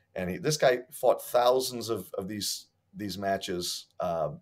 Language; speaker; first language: English; native; English